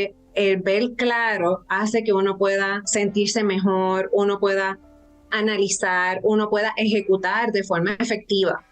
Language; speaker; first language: Spanish; native; Spanish